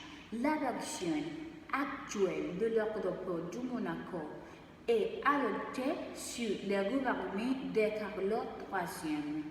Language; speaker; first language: French; non-native, learner; Spanish